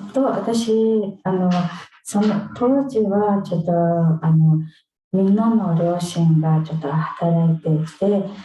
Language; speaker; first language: Japanese; non-native, fluent; Mongolian